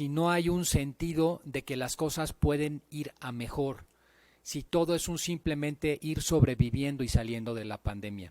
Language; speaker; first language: Spanish; native; Spanish